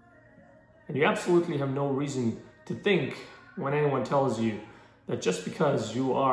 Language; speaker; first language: English; non-native, local second language; Urdu